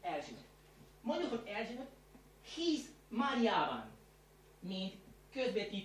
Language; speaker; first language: Hungarian; non-native, learner; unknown